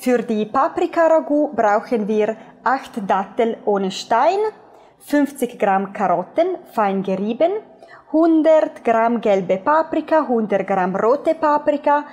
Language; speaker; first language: German; non-native, fluent; Italian